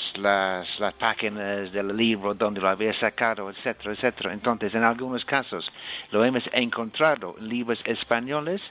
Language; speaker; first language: Spanish; non-native, fluent; English